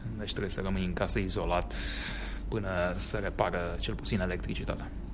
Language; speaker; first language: Romanian; native; Romanian